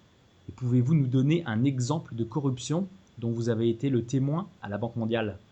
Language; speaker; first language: French; native; French